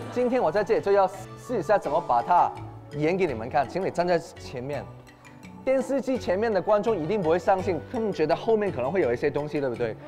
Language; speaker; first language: Chinese; non-native, local second language; Cantonese